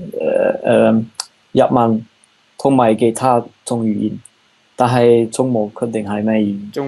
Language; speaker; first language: Cantonese; non-native, learner; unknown